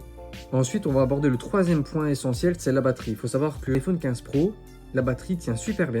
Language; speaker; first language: French; native; French